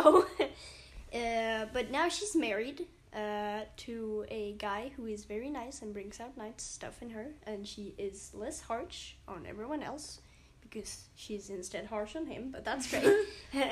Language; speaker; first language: English; non-native, fluent; Swedish